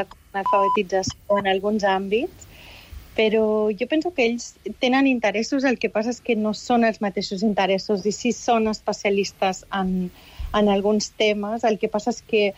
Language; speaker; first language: Catalan; native; Catalan